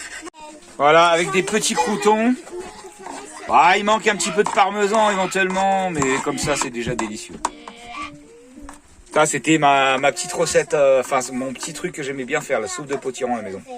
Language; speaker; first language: French; native; French